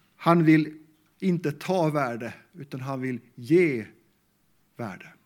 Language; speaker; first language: Swedish; native; Swedish